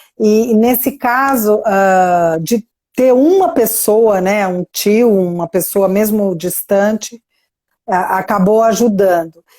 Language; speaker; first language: Portuguese; native; Portuguese